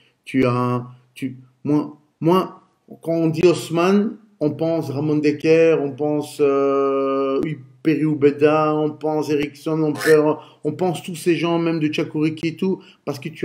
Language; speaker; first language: French; native; French